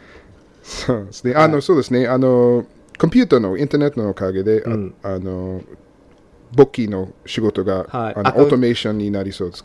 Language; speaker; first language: Japanese; non-native, learner; English